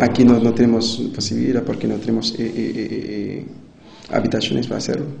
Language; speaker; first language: Spanish; non-native, fluent; Haitian Creole